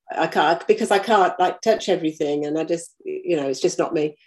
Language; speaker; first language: English; native; English